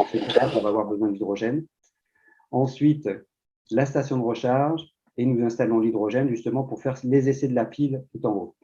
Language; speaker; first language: French; native; French